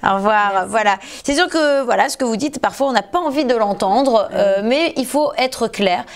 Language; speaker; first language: French; native; French